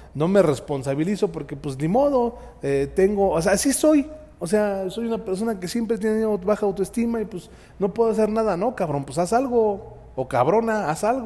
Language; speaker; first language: Spanish; native; Spanish